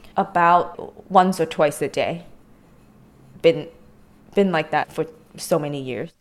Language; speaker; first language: English; non-native, local second language; Cantonese